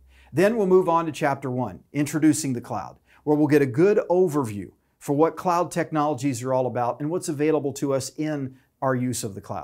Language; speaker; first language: English; native; English